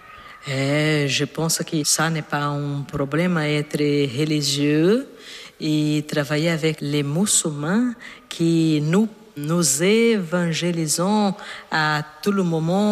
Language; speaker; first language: French; non-native, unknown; Portuguese